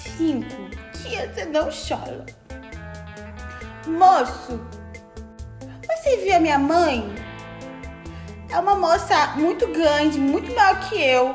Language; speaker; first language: Portuguese; native; Portuguese